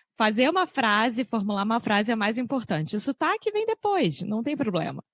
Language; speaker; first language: Portuguese; native; Portuguese